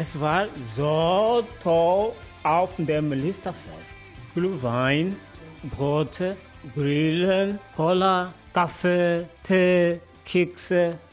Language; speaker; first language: German; non-native, learner; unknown